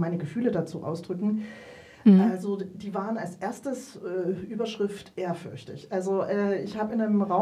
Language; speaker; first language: German; native; German